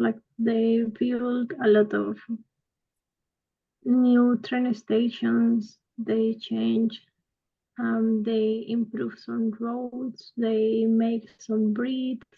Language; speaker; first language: English; non-native, fluent; Spanish